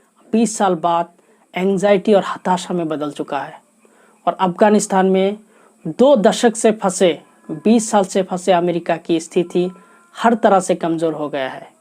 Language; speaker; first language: Hindi; non-native, local second language; Assamese